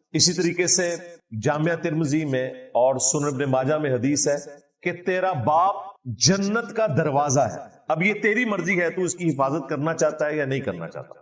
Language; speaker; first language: Urdu; non-native, local second language; Punjabi